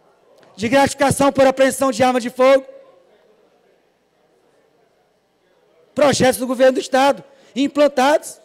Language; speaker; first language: Portuguese; native; Portuguese